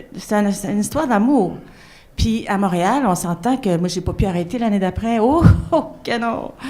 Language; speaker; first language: French; native; French